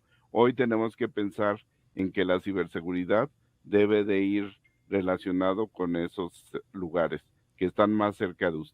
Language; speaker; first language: Spanish; native; Spanish